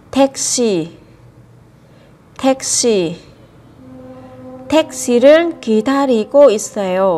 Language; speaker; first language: Korean; non-native, fluent; Vietnamese